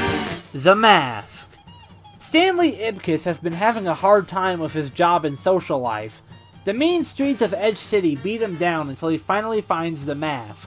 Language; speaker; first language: English; native; English